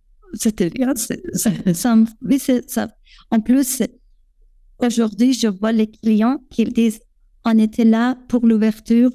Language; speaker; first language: French; non-native, fluent; Persian